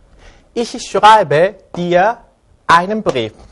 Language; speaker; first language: German; non-native, fluent; Korean